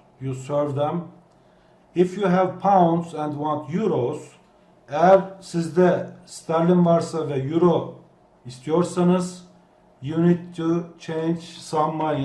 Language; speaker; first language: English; non-native, fluent; Turkish